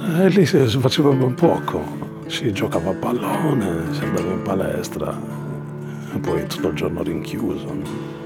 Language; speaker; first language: Italian; non-native, fluent; Arabic